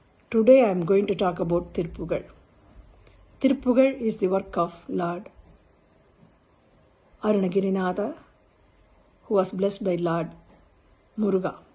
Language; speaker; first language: English; non-native, local second language; Tamil